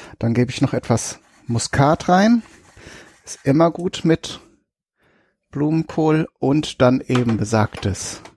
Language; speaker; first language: German; native; German